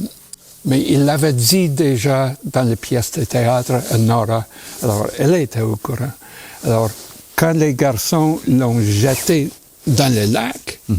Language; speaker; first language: French; non-native, local second language; English